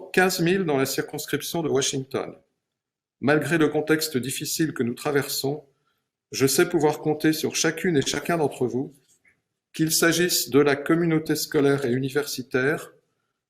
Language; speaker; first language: French; native; French